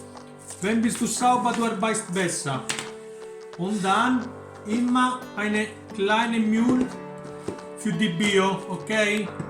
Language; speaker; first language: German; non-native, learner; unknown